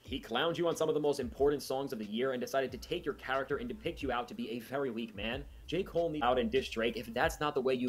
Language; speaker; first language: English; native; English